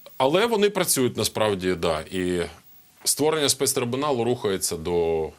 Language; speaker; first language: Ukrainian; non-native, local second language; Russian